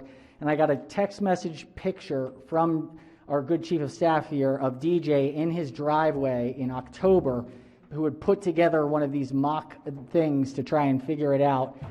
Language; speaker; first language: English; native; English